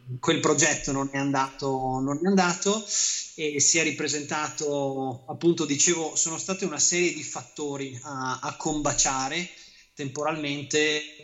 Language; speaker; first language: Italian; native; Italian